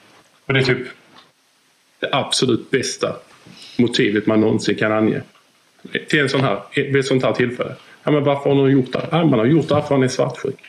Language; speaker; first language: Swedish; native; Swedish